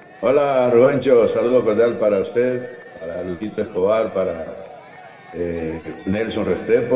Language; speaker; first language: Spanish; native; Spanish